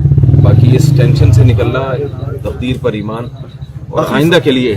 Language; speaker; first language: Urdu; native; Urdu